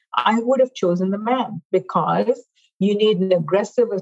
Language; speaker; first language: English; non-native, local second language; Hindi